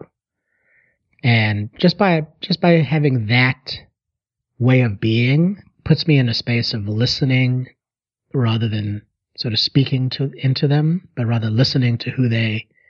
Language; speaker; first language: English; native; English